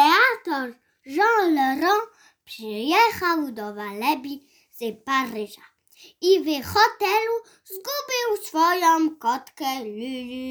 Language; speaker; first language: Polish; early bilingual, heritage; Polish